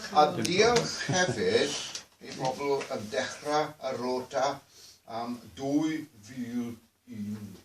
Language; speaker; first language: Welsh; non-native, fluent; English